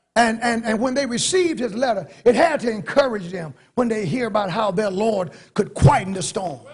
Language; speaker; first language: English; native; English